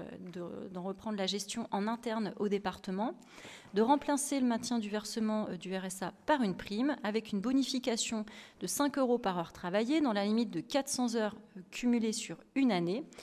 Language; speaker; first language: French; native; French